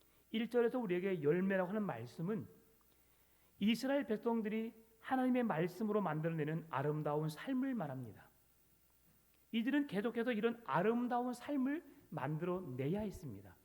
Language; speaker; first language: Korean; native; Korean